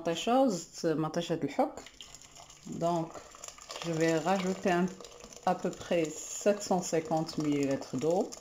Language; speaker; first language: French; non-native, local second language; Arabic